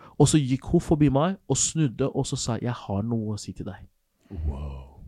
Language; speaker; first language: Norwegian; non-native, fluent; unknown